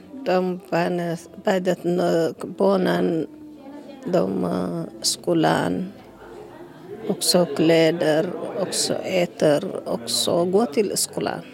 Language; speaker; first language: Swedish; non-native, learner; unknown